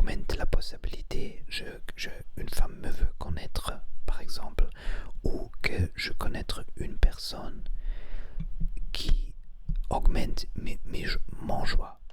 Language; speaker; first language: French; non-native, learner; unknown